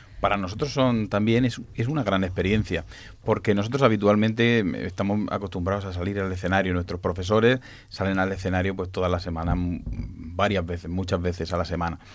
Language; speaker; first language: Spanish; native; Spanish